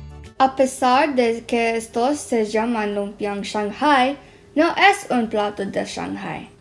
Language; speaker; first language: Spanish; non-native, learner; English